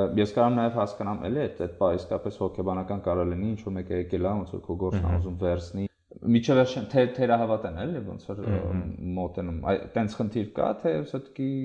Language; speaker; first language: Armenian; native; Armenian